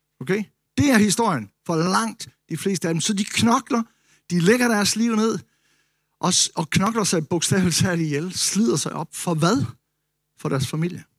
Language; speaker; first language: Danish; native; Danish